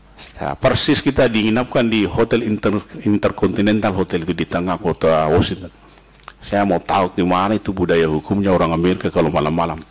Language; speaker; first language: Indonesian; native; Indonesian